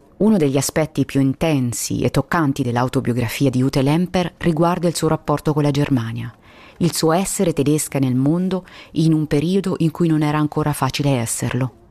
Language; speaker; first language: Italian; native; Italian